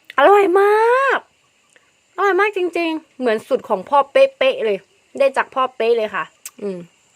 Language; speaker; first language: Thai; non-native, local second language; Karen languages